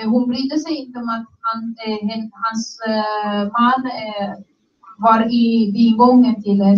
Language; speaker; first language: Swedish; non-native, learner; Spanish